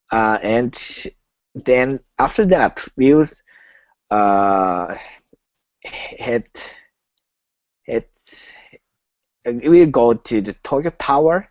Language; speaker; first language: English; non-native, learner; Japanese